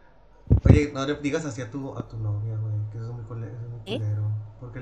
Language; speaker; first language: Spanish; native; Spanish